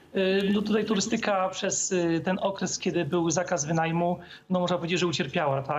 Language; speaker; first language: Polish; native; Polish